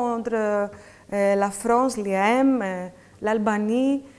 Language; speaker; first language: French; non-native, fluent; Greek